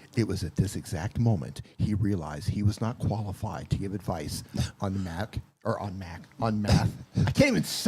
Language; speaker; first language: English; native; English